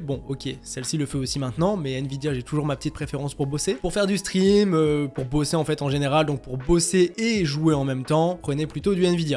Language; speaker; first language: French; native; French